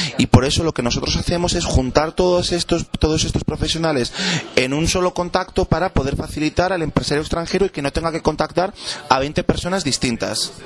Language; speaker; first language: Spanish; native; Spanish